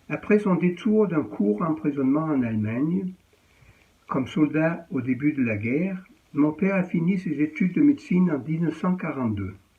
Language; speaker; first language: French; early bilingual, heritage; French